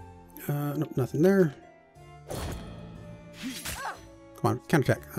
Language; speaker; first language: English; native; English